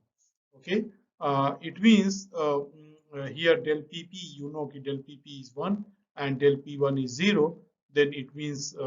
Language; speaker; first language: English; non-native, local second language; Hindi